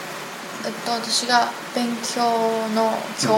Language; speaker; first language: Japanese; non-native, learner; Chinese